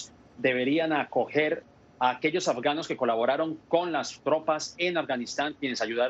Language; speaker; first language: Spanish; native; Spanish